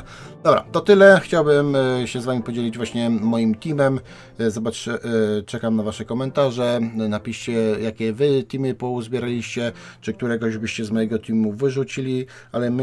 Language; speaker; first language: Polish; native; Polish